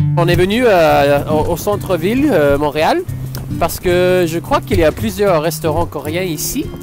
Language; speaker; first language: French; non-native, fluent; English